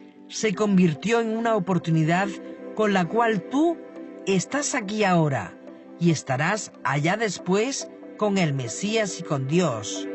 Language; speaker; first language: Spanish; native; Spanish